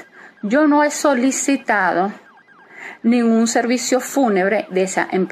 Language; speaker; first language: Spanish; native; Spanish